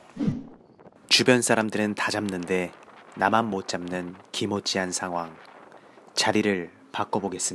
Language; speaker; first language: Korean; native; Korean